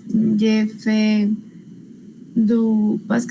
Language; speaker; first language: French; non-native, learner; Spanish